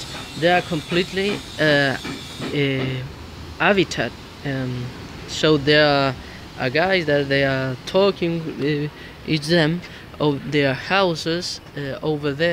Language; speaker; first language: English; non-native, learner; Spanish